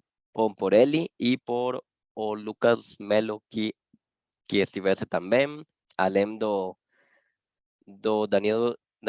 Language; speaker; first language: Portuguese; non-native, fluent; Spanish